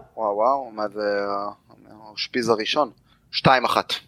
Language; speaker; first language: Hebrew; early bilingual, other home language; Afrikaans